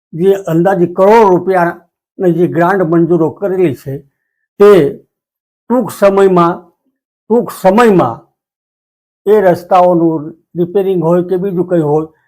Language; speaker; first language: Gujarati; native; Gujarati